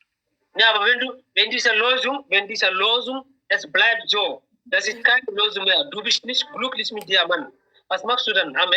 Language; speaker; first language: German; non-native, learner; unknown